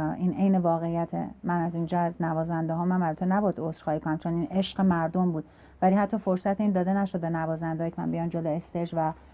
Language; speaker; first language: Persian; native; Persian